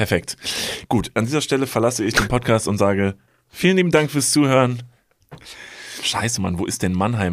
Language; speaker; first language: German; native; German